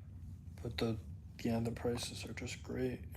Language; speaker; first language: English; native; English